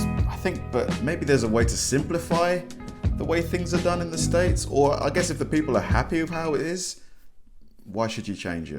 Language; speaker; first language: English; native; English